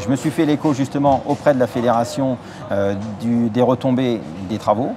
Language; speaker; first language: French; native; French